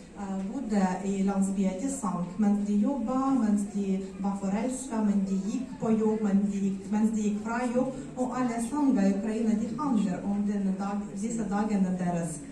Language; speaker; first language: Swedish; non-native, fluent; Ukrainian